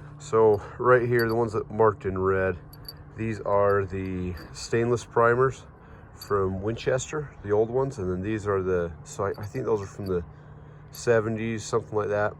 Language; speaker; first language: English; native; English